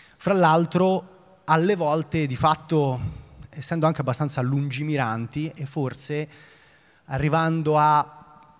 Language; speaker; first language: Italian; native; Italian